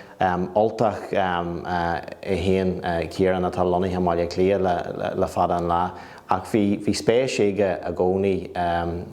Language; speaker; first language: Irish; native; Irish